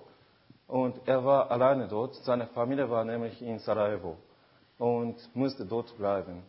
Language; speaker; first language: German; non-native, fluent; Japanese